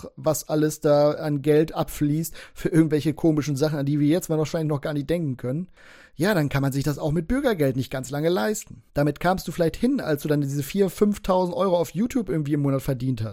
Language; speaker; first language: German; native; German